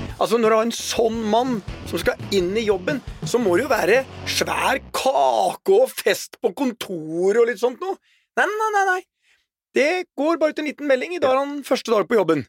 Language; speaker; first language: Norwegian; native; Norwegian